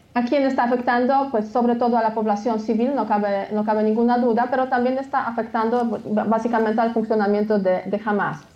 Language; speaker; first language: Spanish; non-native, fluent; Polish